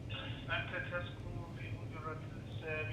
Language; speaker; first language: Arabic; non-native, learner; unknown